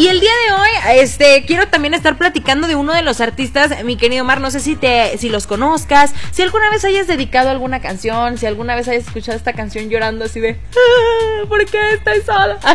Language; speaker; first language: Spanish; native; Spanish